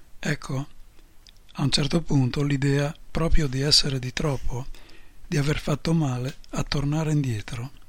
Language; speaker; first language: Italian; native; Italian